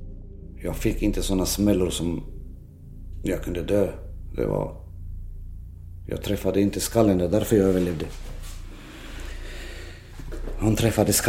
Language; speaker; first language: Swedish; early bilingual, other home language; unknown